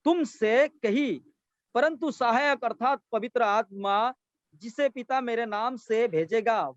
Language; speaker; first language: Hindi; non-native, local second language; Assamese